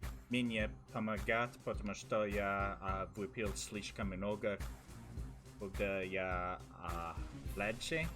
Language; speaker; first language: Russian; non-native, learner; English